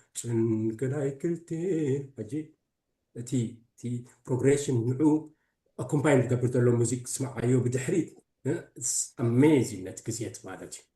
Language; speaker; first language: Tigrinya; early bilingual, heritage; Tigrinya